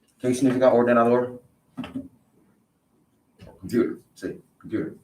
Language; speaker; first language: Spanish; non-native, fluent; English